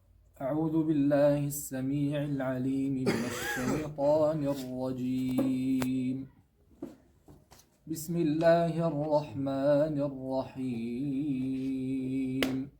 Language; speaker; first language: Arabic; native; Arabic